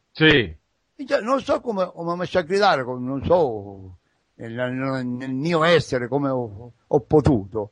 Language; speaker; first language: Italian; native; Italian